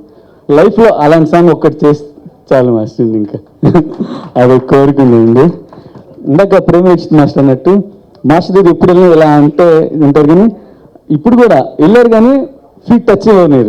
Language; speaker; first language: Telugu; native; Telugu